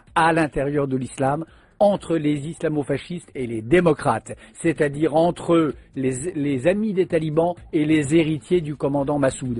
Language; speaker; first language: French; native; French